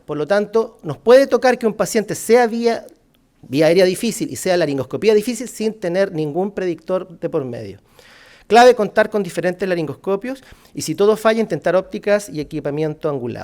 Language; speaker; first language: Spanish; native; Spanish